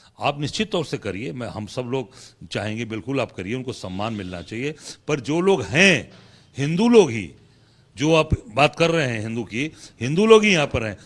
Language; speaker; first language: Hindi; native; Hindi